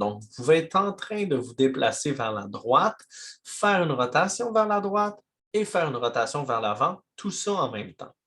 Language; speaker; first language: French; native; French